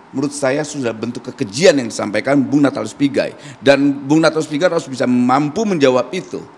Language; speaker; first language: Indonesian; native; Indonesian